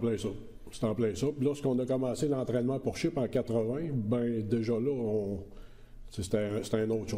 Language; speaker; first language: French; native; French